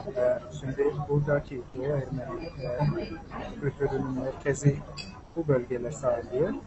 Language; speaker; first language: Turkish; non-native, fluent; Armenian